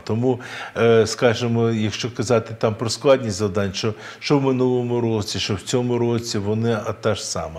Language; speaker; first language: Ukrainian; native; Ukrainian